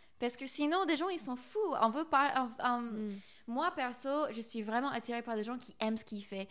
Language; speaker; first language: French; non-native, fluent; English